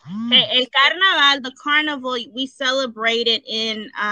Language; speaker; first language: English; early bilingual, other home language; Spanish